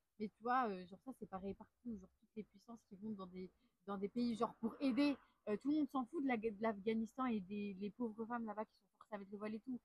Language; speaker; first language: French; native; French